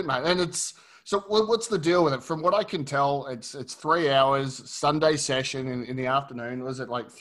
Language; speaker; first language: English; native; English